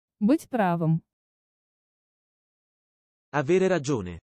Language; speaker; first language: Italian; non-native, fluent; Russian